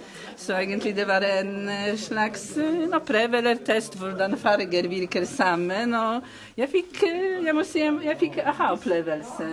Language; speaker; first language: Norwegian; non-native, learner; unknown